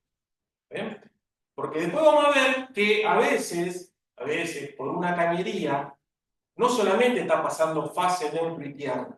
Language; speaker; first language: Spanish; native; Spanish